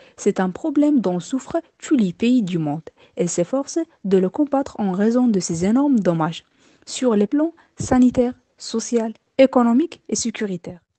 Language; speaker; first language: French; non-native, local second language; Arabic